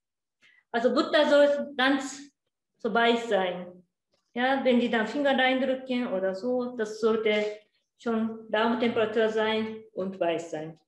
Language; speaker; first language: German; non-native, learner; Japanese